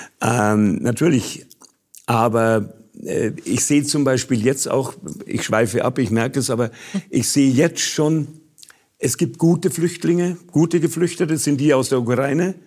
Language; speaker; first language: German; native; German